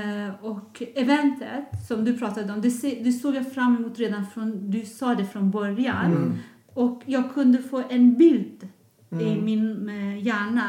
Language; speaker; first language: Swedish; non-native, fluent; Persian